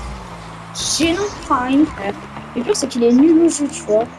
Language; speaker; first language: French; native; French